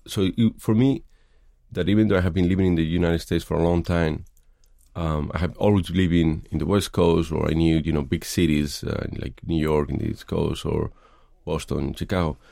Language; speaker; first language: English; non-native, fluent; Spanish